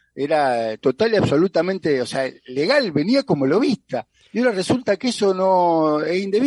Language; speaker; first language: Spanish; native; Spanish